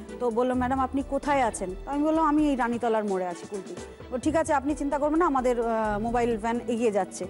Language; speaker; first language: Bangla; native; Bangla